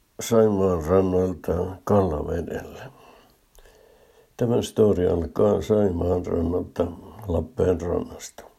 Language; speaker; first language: Finnish; native; Finnish